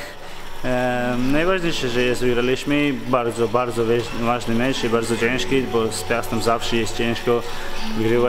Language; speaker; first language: Polish; non-native, learner; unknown